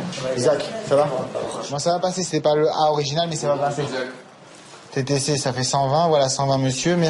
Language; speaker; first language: French; native; French